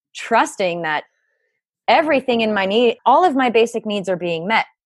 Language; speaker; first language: English; native; English